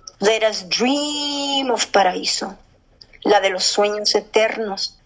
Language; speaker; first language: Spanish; early bilingual, heritage; Spanish